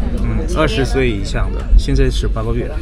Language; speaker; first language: Chinese; non-native, learner; Korean